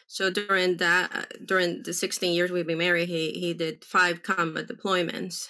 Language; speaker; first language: English; early bilingual, other home language; Spanish